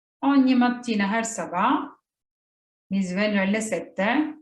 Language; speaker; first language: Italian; non-native, fluent; Turkish